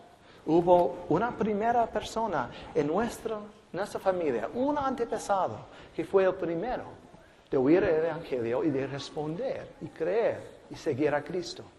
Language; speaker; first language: Spanish; non-native, fluent; English